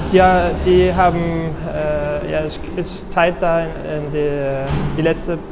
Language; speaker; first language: German; non-native, fluent; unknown